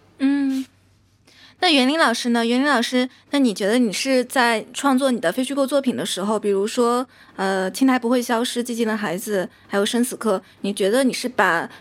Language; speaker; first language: Chinese; native; Chinese